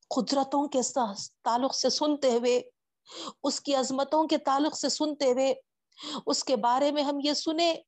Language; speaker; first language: Urdu; native; Urdu